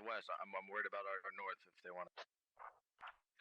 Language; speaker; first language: English; native; English